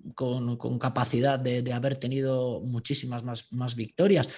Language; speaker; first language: Spanish; native; Spanish